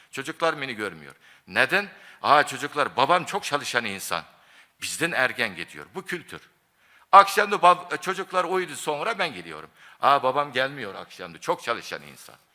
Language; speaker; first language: Turkish; non-native, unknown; Japanese